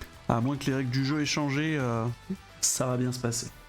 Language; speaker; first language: French; native; French